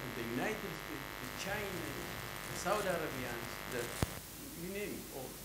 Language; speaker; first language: English; non-native, fluent; Amharic